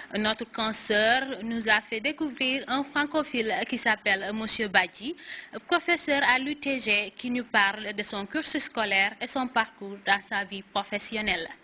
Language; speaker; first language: French; non-native, fluent; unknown